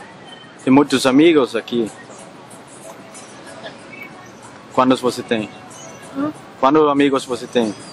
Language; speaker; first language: Portuguese; non-native, learner; Danish